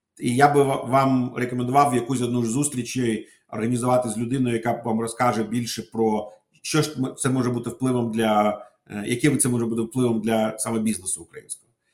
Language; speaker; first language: Ukrainian; non-native, local second language; Russian